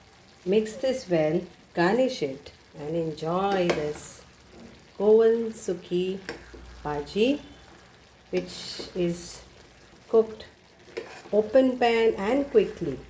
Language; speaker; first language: English; non-native, local second language; Konkani